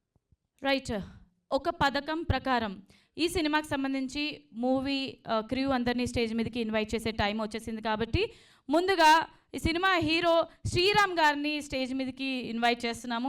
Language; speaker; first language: Telugu; native; Telugu